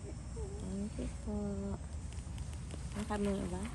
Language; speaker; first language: Filipino; non-native, local second language; Iloko